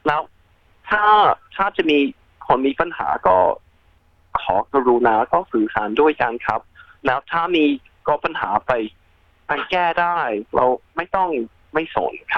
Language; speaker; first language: Thai; early bilingual, heritage; Thai